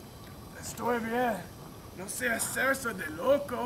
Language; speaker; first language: Spanish; non-native, learner; English